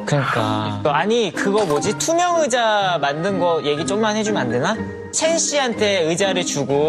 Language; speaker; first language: Korean; native; Korean